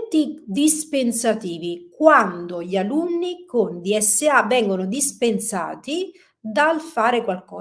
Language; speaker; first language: Italian; native; Italian